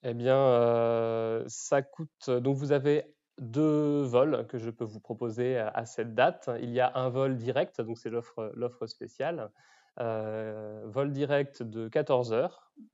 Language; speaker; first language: French; native; French